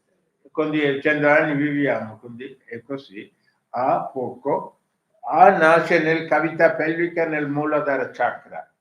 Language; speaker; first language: Italian; non-native, learner; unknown